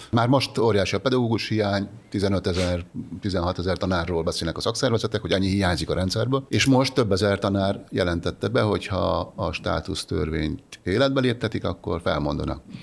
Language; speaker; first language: Hungarian; native; Hungarian